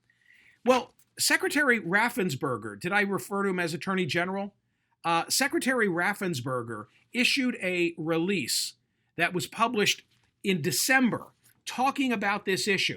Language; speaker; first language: English; native; English